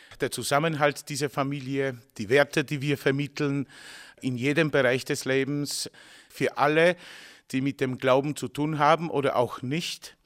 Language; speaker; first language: German; non-native, fluent; Polish